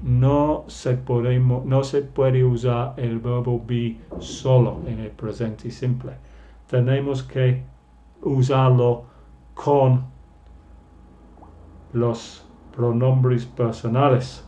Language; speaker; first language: Spanish; non-native, fluent; English